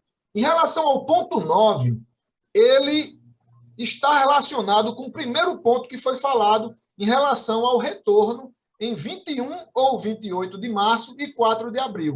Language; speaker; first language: Portuguese; native; Portuguese